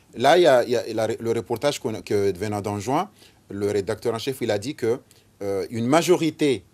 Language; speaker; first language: French; non-native, local second language; Ngazidja Comorian